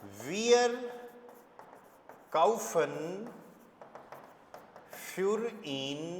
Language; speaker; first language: German; non-native, fluent; Hindi